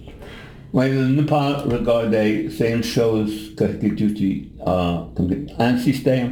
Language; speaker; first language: French; non-native, learner; English